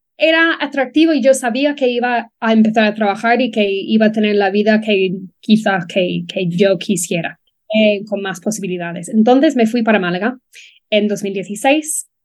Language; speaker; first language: Spanish; non-native, fluent; English